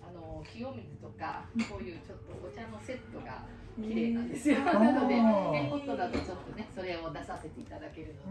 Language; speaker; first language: Japanese; native; Japanese